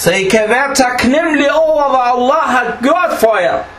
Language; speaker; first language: Danish; non-native, fluent; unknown